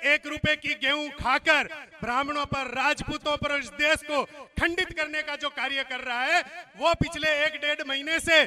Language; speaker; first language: Hindi; non-native, local second language; Marwari